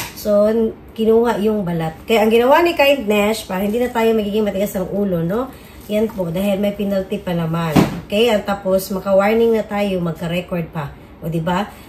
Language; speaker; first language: Filipino; native; Filipino